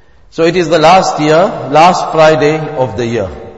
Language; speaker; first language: English; native; English